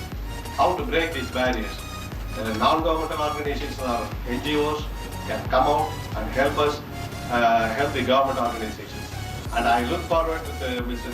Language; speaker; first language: English; non-native, local second language; Tamil